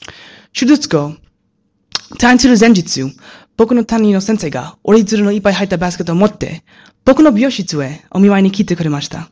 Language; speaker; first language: Japanese; non-native, learner; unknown